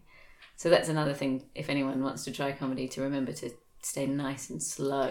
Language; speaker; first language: English; native; English